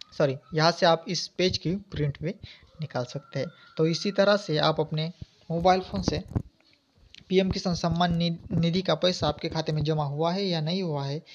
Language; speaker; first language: Hindi; non-native, local second language; Marathi